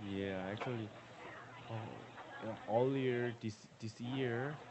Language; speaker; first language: English; non-native, learner; Korean